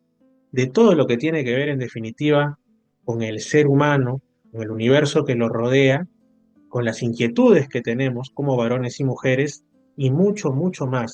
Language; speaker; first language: Spanish; native; Spanish